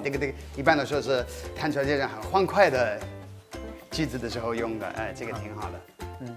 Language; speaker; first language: Chinese; non-native, fluent; English